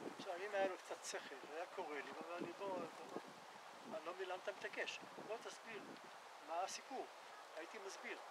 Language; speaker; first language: Hebrew; native; Hebrew